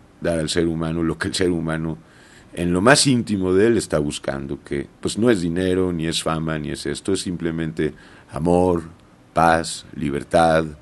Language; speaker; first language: Spanish; native; Spanish